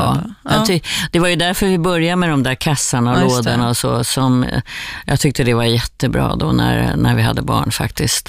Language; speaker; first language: Swedish; native; Swedish